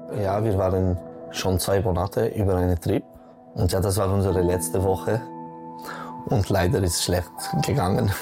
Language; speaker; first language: German; non-native, local second language; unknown